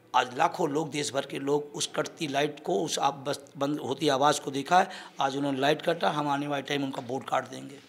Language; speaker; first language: Hindi; native; Hindi